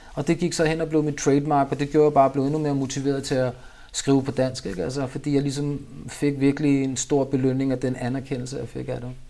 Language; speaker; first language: Danish; early bilingual, other home language; Urdu